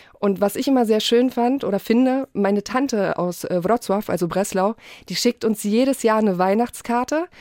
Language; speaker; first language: German; early bilingual, other home language; Polish